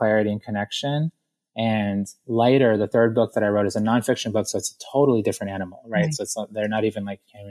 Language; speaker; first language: English; native; English